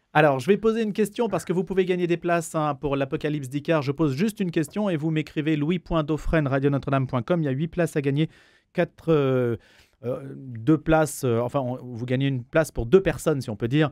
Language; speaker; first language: French; native; French